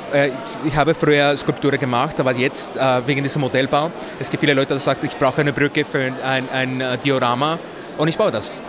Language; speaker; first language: German; non-native, learner; Spanish